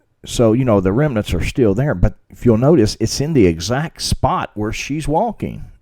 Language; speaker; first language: English; native; English